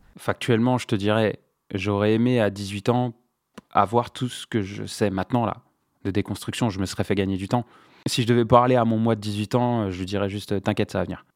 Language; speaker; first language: French; non-native, local second language; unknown